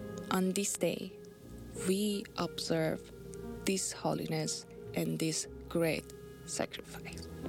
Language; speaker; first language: English; non-native, fluent; Persian